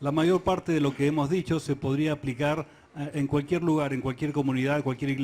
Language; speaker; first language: Spanish; native; Spanish